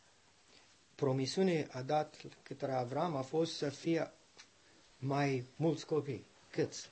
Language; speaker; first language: Romanian; non-native, learner; English